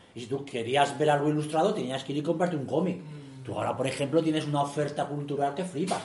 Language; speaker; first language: Spanish; native; Spanish